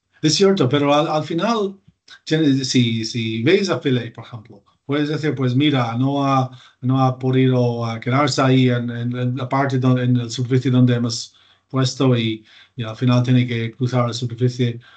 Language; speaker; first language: Spanish; non-native, fluent; English